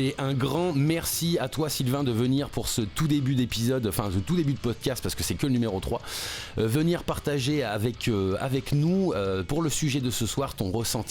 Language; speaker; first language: French; native; French